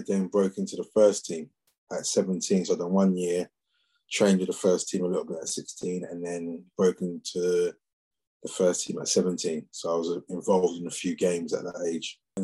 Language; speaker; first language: English; native; English